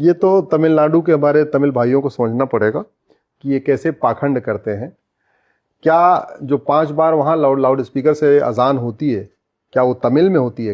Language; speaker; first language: Hindi; native; Hindi